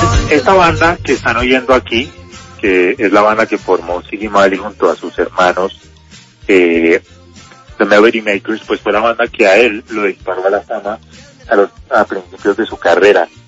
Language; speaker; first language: Spanish; native; Spanish